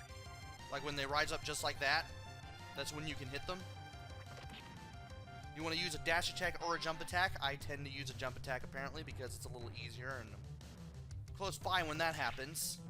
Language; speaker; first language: English; native; English